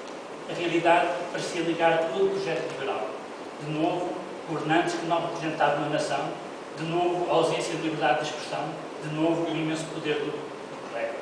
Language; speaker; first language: Portuguese; native; Portuguese